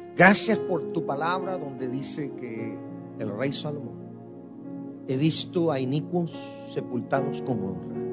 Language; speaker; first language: Spanish; native; Spanish